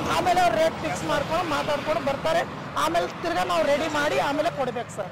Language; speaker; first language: Kannada; non-native, local second language; Marathi